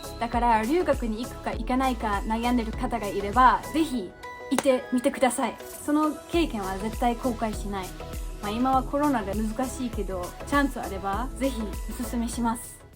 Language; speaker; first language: Japanese; non-native, fluent; German